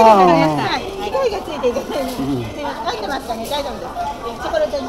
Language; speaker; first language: Japanese; native; Japanese